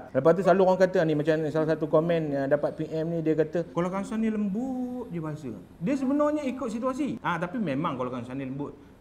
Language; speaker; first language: Malay; native; Malay